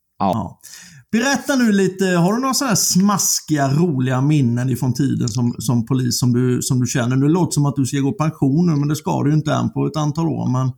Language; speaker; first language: Swedish; native; Swedish